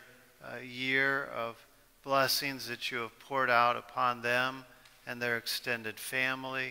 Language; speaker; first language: English; native; English